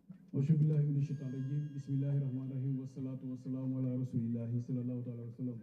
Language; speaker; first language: French; non-native, local second language; Wolof